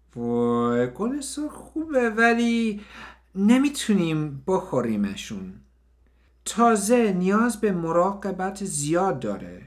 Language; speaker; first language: Persian; non-native, learner; English